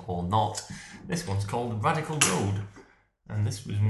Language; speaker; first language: English; native; English